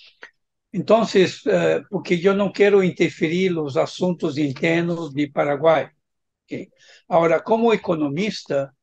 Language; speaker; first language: Spanish; non-native, fluent; Portuguese